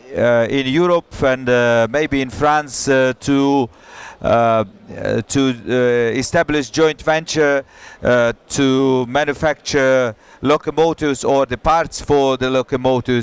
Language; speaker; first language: English; non-native, fluent; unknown